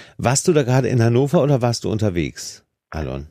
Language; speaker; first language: German; native; German